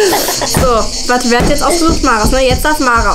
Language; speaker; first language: German; native; German